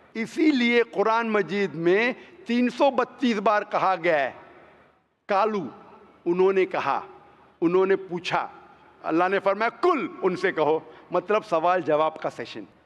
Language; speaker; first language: Hindi; non-native, local second language; Konkani